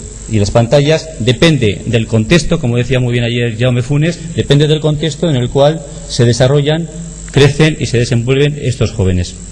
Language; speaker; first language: Spanish; native; Spanish